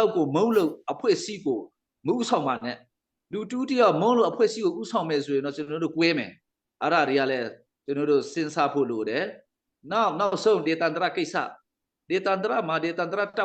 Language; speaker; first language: Burmese; non-native, local second language; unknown